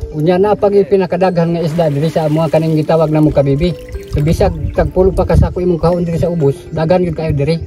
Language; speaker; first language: Cebuano; non-native, local second language; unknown